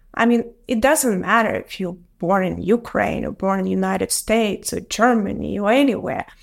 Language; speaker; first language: English; non-native, fluent; Ukrainian